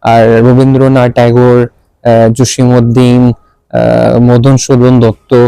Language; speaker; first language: Bangla; non-native, fluent; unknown